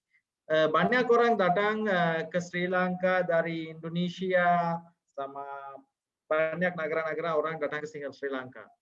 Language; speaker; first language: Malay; non-native, learner; Sinhala